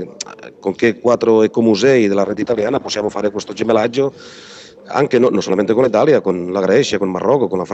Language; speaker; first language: Italian; non-native, fluent; Catalan